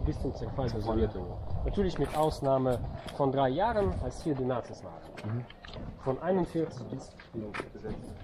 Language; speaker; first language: German; non-native, fluent; Romanian